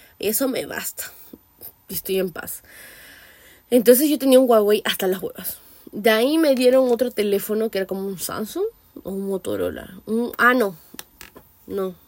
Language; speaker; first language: Spanish; native; Spanish